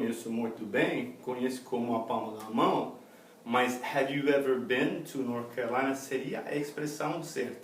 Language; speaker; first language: Portuguese; non-native, fluent; English